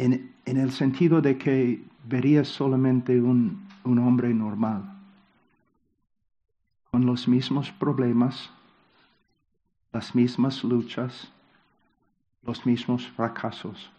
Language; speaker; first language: Spanish; non-native, fluent; English